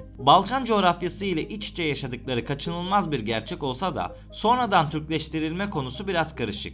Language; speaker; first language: Turkish; native; Turkish